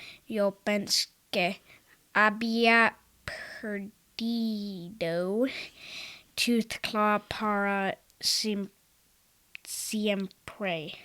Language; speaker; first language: Spanish; non-native, learner; English